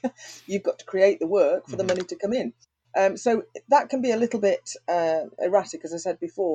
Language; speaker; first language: English; native; English